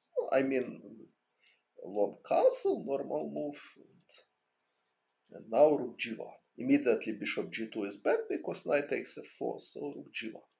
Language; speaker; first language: English; non-native, fluent; Ukrainian